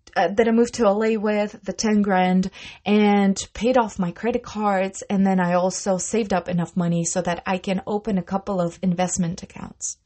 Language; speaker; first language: English; non-native, fluent; Russian